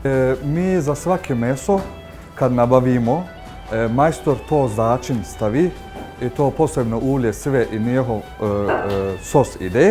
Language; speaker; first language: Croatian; non-native, fluent; Turkish